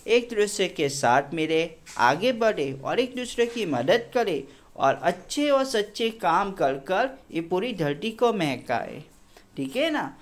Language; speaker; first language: Hindi; non-native, local second language; Gujarati